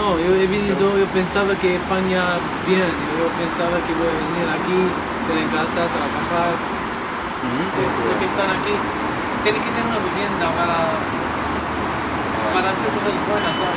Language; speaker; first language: Spanish; non-native, learner; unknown